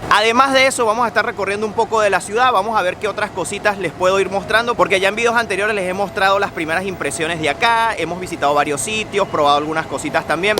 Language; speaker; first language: Spanish; native; Spanish